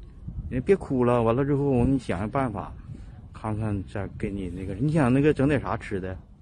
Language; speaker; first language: Chinese; native; Chinese